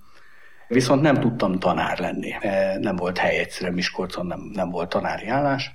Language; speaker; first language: Hungarian; native; Hungarian